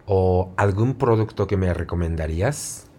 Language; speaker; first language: Spanish; non-native, fluent; Japanese